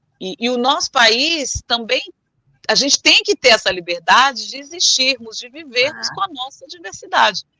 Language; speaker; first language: Portuguese; native; Portuguese